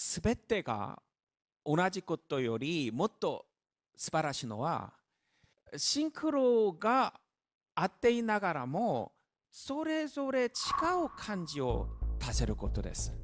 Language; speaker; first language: Japanese; non-native, learner; Korean